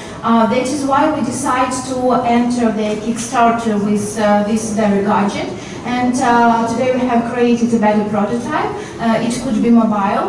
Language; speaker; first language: English; non-native, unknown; Russian